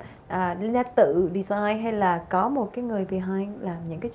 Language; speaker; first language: Vietnamese; native; Vietnamese